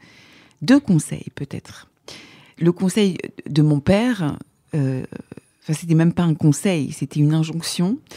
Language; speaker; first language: French; native; French